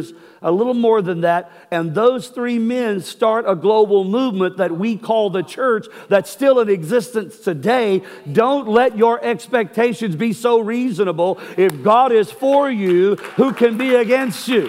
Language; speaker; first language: English; native; English